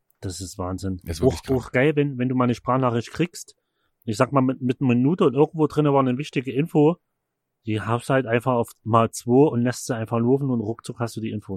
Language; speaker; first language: German; native; German